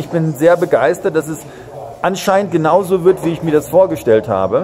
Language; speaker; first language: German; native; German